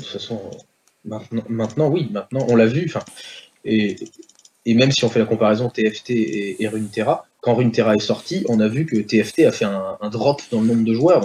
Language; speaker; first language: French; native; French